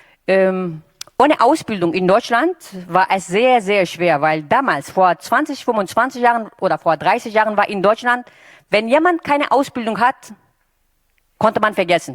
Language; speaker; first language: German; non-native, fluent; Turkish